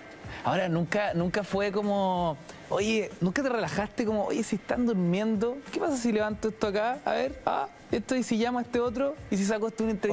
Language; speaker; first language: Spanish; native; Spanish